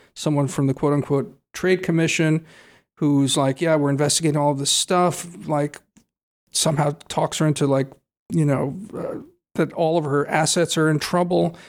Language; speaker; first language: English; native; English